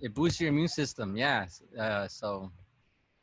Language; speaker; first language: English; native; English